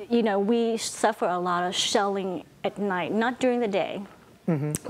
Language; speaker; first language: English; non-native, fluent; Vietnamese